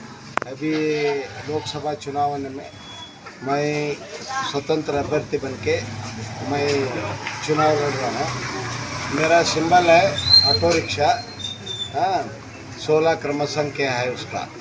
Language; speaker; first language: Hindi; non-native, local second language; Kannada